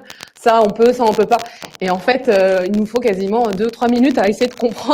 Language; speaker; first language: French; native; French